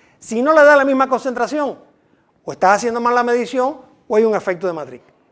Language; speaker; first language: Spanish; native; Spanish